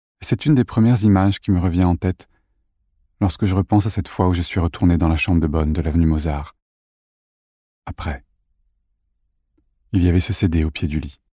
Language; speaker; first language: French; native; French